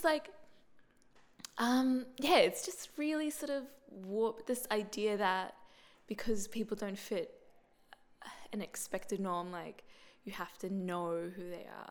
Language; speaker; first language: English; native; English